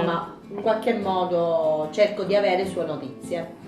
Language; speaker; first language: Italian; native; Italian